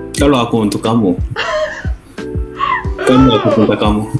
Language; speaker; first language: Indonesian; non-native, learner; Korean